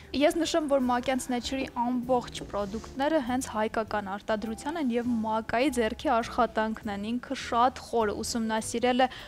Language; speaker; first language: Armenian; native; Armenian